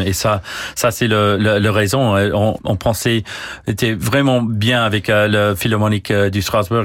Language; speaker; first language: French; non-native, learner; English